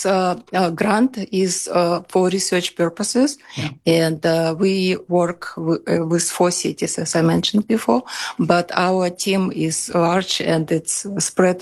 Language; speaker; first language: English; non-native, fluent; Russian